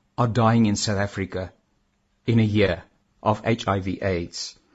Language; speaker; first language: English; non-native, local second language; Afrikaans